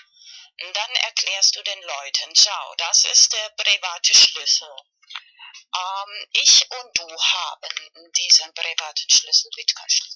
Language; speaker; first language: German; non-native, fluent; Spanish